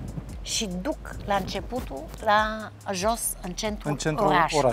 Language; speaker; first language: Romanian; non-native, fluent; Bulgarian